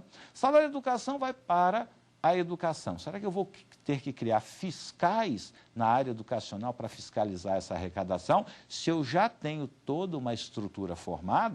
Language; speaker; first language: Portuguese; native; Portuguese